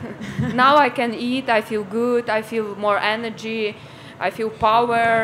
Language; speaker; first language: English; non-native, learner; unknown